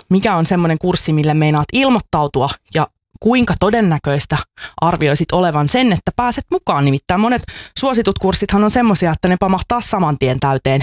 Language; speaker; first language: Finnish; native; Finnish